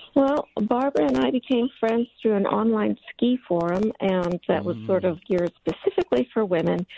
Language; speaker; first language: English; native; English